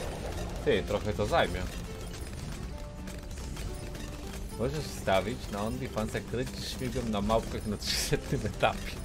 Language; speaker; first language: Polish; native; Polish